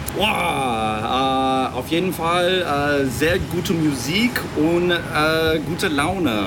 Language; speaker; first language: German; non-native, learner; English